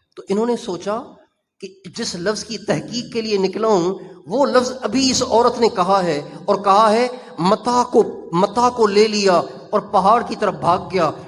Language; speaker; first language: Urdu; non-native, local second language; Sindhi